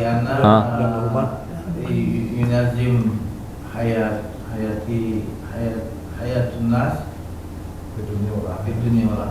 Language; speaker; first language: Arabic; non-native, learner; Indonesian